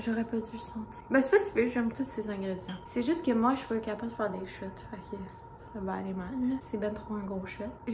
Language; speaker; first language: French; native; French